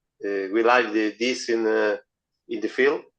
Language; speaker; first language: English; non-native, learner; Spanish